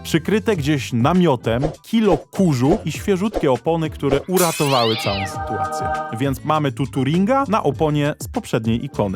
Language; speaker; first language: Polish; native; Polish